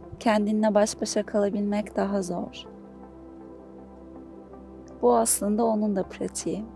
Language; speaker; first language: Turkish; native; Turkish